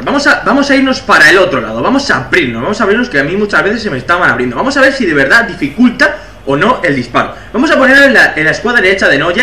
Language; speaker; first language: Spanish; native; Spanish